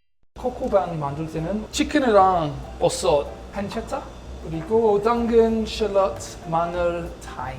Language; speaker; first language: Korean; early bilingual, heritage; Korean